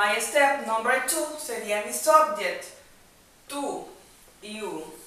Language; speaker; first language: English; non-native, fluent; Spanish